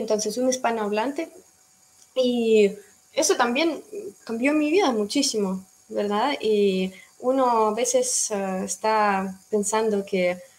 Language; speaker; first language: Spanish; non-native, fluent; Russian